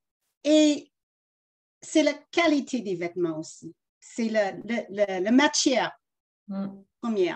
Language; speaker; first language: French; early bilingual, other home language; English